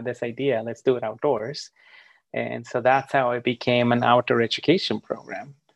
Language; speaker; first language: English; early bilingual, other home language; Spanish